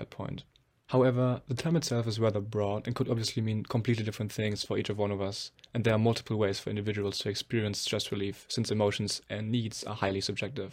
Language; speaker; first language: English; non-native, fluent; German